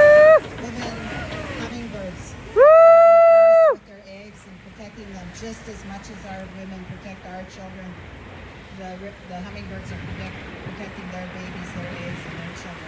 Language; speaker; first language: English; native; English